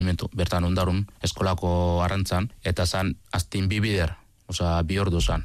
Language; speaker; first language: Basque; non-native, fluent; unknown